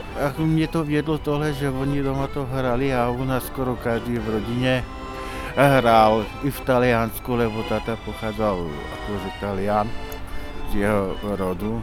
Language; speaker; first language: Czech; non-native, local second language; Slovak